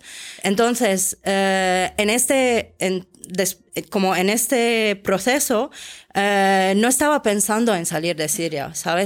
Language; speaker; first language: Spanish; non-native, fluent; Arabic